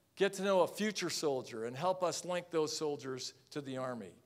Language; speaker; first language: English; native; English